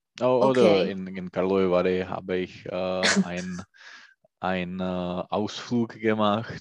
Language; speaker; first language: German; non-native, learner; Czech